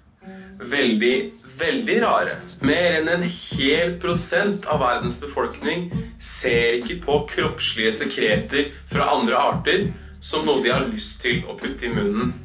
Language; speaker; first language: Norwegian; native; Norwegian